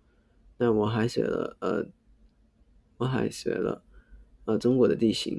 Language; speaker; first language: Chinese; non-native, local second language; Cantonese